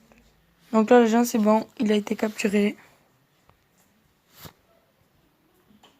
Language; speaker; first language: French; native; French